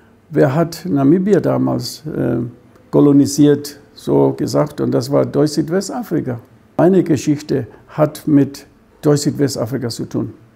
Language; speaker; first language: German; non-native, fluent; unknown